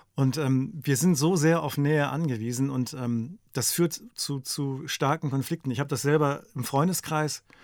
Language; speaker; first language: German; native; German